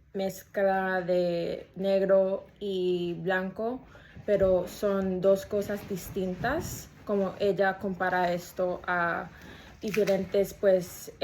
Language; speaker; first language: Spanish; early bilingual, heritage; Spanish